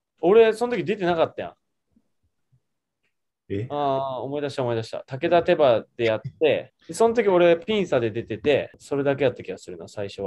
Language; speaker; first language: Japanese; native; Japanese